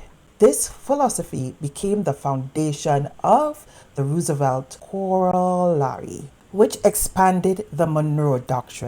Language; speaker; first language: English; native; English